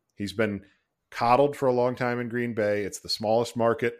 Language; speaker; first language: English; native; English